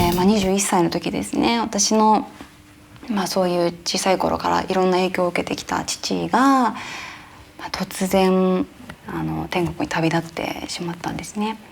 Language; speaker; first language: Japanese; native; Japanese